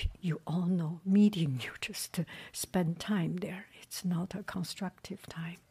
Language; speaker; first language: English; non-native, fluent; Chinese